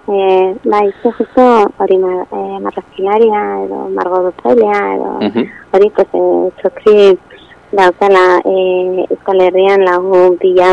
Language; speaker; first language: Basque; non-native, local second language; Spanish